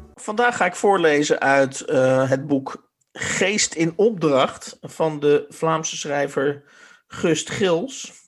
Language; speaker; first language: Dutch; native; Dutch